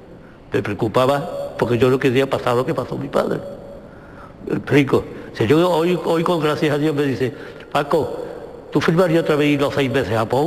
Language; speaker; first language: Spanish; native; Spanish